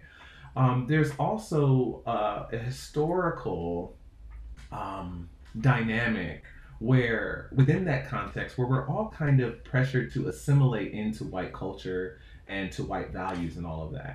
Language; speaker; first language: English; native; English